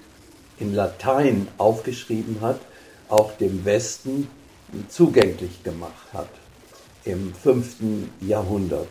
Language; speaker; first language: German; native; German